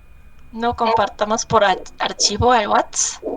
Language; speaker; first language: Spanish; non-native, learner; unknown